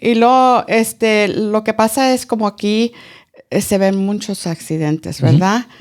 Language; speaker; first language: Spanish; early bilingual, heritage; Spanish